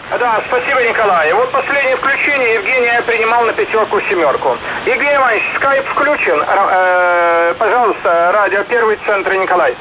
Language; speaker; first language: Russian; native; Russian